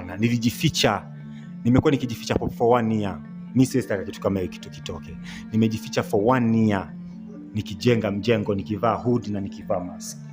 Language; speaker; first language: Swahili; native; Swahili